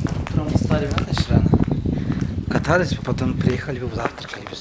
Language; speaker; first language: Russian; non-native, fluent; Turkish